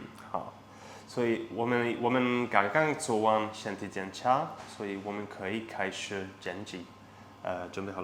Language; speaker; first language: Chinese; non-native, fluent; English